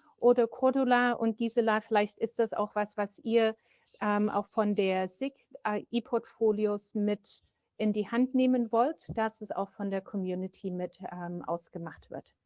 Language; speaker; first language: German; native; German